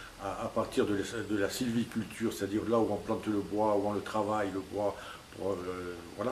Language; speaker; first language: French; native; French